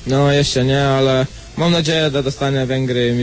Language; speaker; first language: Polish; non-native, learner; Croatian